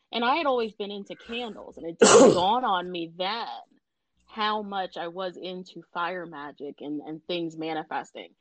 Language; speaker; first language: English; early bilingual, other home language; Indonesian